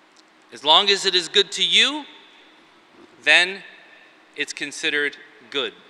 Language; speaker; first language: English; native; English